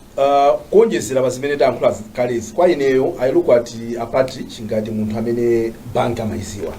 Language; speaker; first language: Nyanja; native; Nyanja